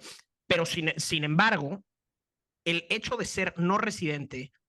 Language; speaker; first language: Spanish; native; Spanish